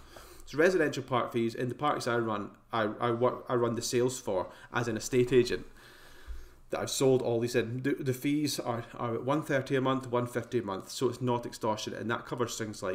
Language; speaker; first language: English; native; English